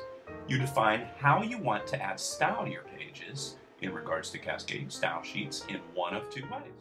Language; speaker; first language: English; native; English